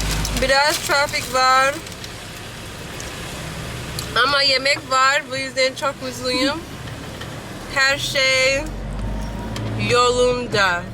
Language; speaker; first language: Turkish; non-native, learner; English